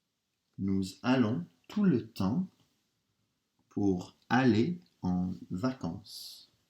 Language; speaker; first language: French; non-native, fluent; English